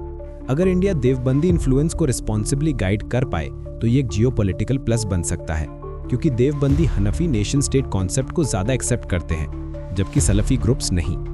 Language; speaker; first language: Hindi; native; Hindi